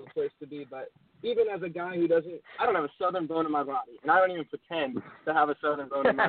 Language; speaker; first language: English; native; English